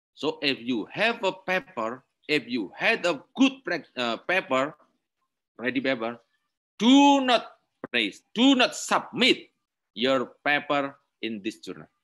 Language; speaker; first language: English; non-native, learner; Indonesian